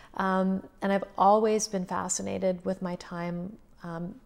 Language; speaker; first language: English; native; English